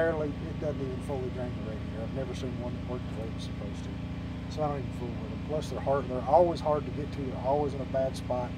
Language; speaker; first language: English; native; English